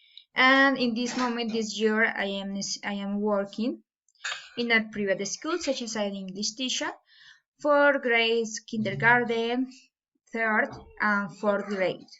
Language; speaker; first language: English; non-native, learner; Spanish